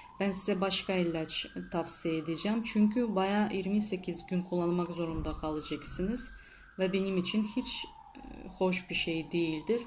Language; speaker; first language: Turkish; non-native, learner; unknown